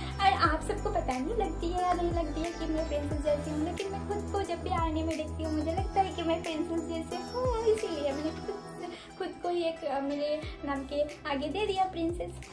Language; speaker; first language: Hindi; non-native, local second language; Bangla